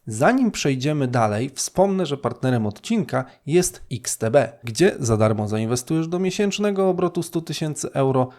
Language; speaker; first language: Polish; native; Polish